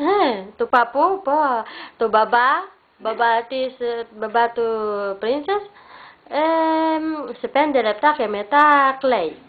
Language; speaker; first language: Greek; non-native, learner; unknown